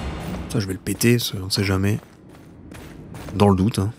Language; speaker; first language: French; native; French